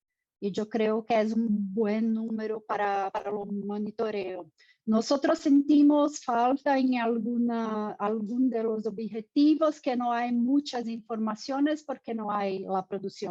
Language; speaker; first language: Spanish; non-native, fluent; Portuguese